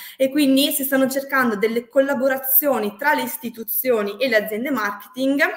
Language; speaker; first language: Italian; native; Italian